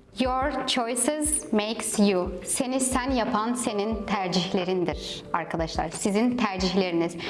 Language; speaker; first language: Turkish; non-native, fluent; Russian